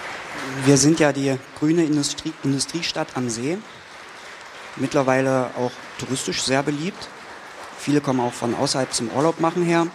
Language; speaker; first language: German; native; German